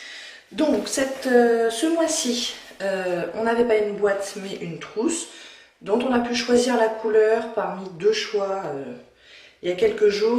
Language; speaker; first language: French; native; French